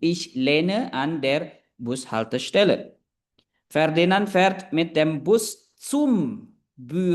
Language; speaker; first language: German; non-native, fluent; Indonesian